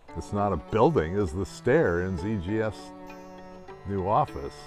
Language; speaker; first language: English; native; English